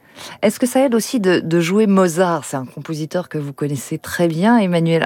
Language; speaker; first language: French; native; French